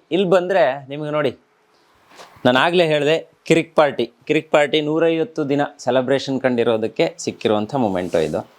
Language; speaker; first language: Kannada; native; Kannada